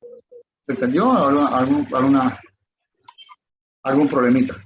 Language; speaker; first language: Spanish; native; Spanish